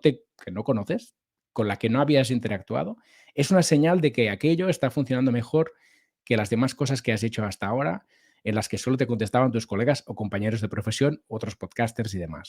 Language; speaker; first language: Spanish; native; Spanish